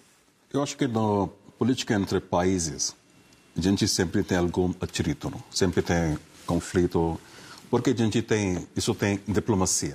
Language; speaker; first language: Portuguese; non-native, fluent; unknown